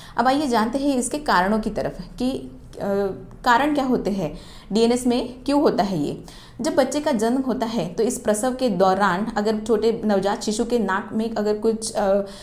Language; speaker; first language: Hindi; non-native, local second language; Marathi